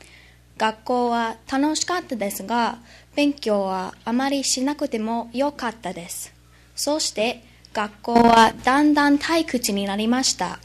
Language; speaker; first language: Japanese; non-native, learner; English